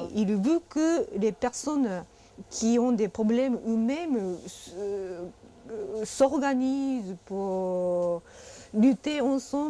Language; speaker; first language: French; non-native, fluent; Japanese